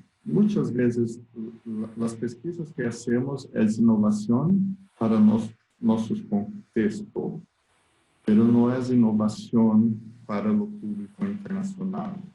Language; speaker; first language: Spanish; non-native, learner; Portuguese